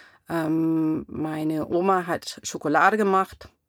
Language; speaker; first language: German; non-native, fluent; English